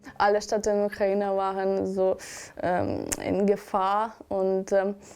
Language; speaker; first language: German; non-native, learner; Ukrainian